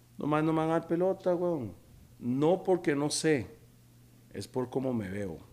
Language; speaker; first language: Spanish; native; Spanish